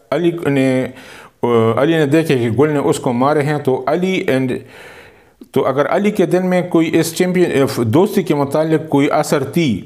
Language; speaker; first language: Urdu; non-native, local second language; Pashto